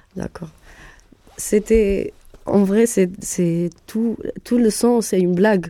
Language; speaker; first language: French; non-native, fluent; Arabic